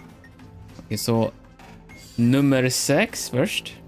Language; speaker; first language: Swedish; non-native, learner; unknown